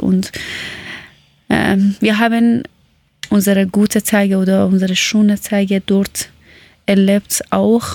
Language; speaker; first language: German; non-native, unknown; Persian